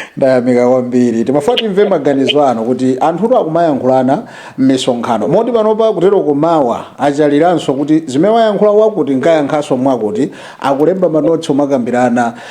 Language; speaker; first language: Nyanja; native; Nyanja